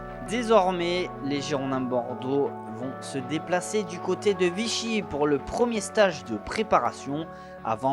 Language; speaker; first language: French; native; French